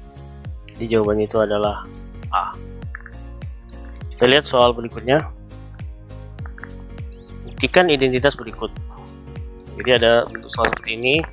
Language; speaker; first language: Indonesian; native; Indonesian